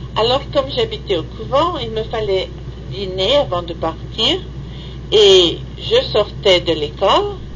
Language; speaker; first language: French; native; French